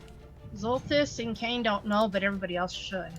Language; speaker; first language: English; native; English